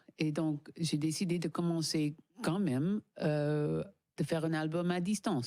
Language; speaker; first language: French; non-native, learner; English